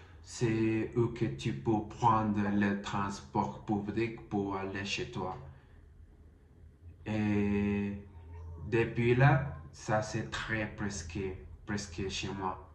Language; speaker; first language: French; non-native, learner; Spanish